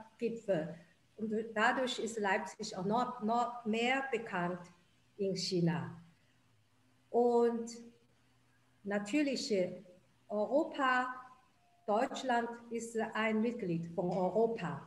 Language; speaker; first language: German; non-native, fluent; Chinese